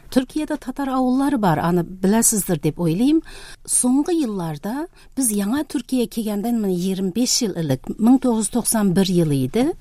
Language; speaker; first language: Tatar; early bilingual, heritage; Tatar